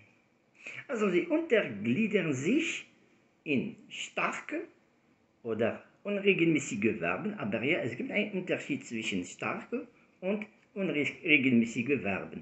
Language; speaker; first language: German; non-native, fluent; Arabic